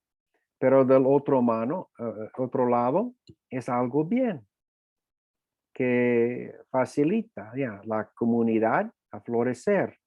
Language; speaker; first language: Spanish; non-native, fluent; English